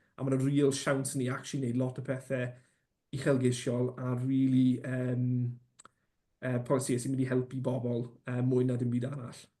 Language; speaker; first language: Welsh; non-native, local second language; English